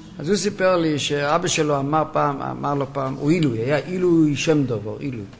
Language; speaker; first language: Hebrew; non-native, local second language; Yiddish